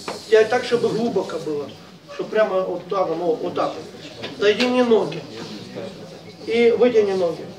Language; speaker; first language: Russian; native; Russian